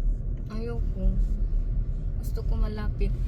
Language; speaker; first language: Filipino; non-native, local second language; Cebuano